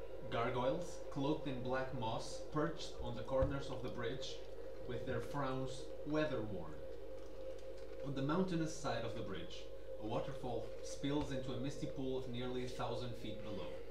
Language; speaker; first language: English; non-native, fluent; Portuguese